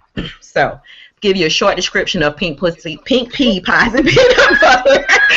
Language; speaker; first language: English; native; English